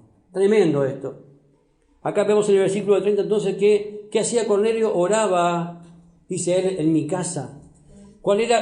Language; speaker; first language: Spanish; native; Spanish